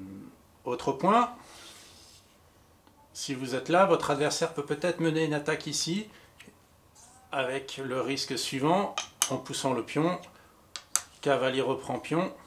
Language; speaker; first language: French; native; French